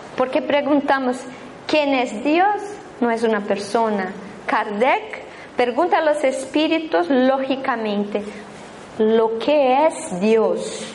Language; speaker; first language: Spanish; non-native, fluent; Portuguese